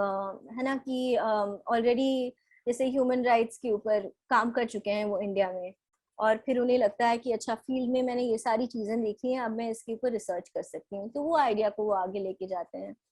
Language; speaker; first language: Hindi; native; Hindi